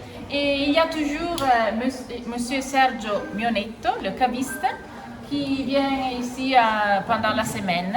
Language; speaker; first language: French; non-native, fluent; Italian